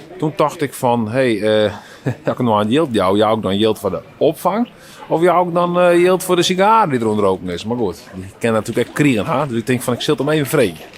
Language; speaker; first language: Dutch; non-native, local second language; Western Frisian